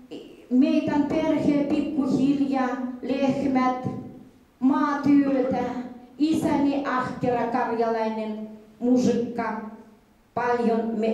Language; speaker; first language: Finnish; early bilingual, heritage; Finnish